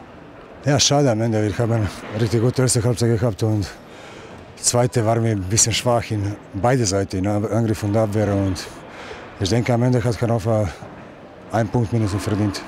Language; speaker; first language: German; non-native, learner; Croatian